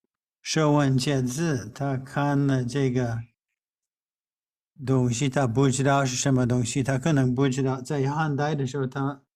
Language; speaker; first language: Chinese; non-native, fluent; English